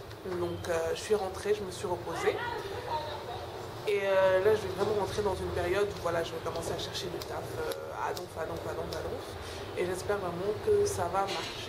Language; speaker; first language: French; non-native, local second language; Wolof